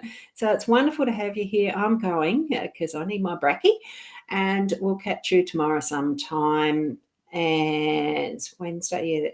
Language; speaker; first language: English; native; English